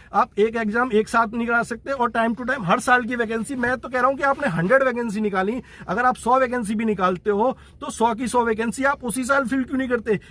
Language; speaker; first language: Hindi; native; Hindi